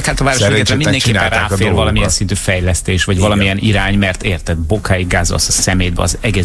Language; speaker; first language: Hungarian; native; Hungarian